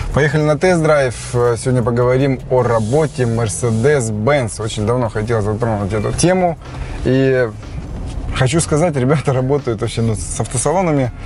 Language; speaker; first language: Russian; native; Russian